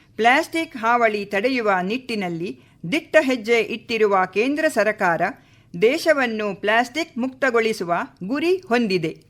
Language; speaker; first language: Kannada; native; Kannada